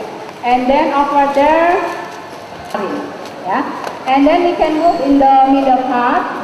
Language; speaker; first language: English; non-native, local second language; Indonesian